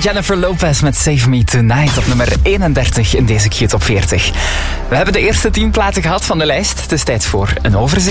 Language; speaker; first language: Dutch; native; Dutch